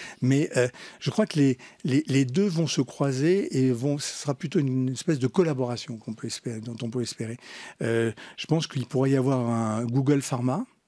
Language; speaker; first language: French; native; French